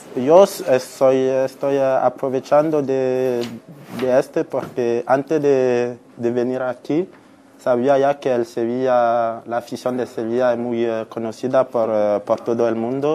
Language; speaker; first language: Spanish; non-native, fluent; French